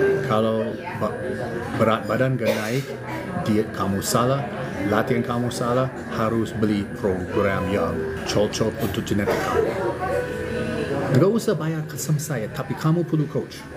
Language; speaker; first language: Indonesian; non-native, learner; English